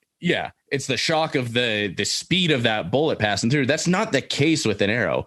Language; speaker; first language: English; native; English